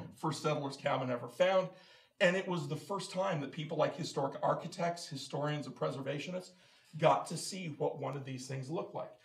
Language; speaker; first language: English; native; English